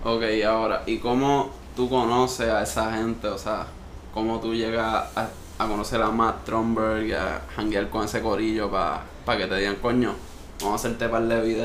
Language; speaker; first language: Spanish; native; Spanish